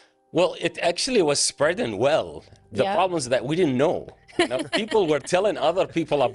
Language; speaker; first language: English; non-native, fluent; Arabic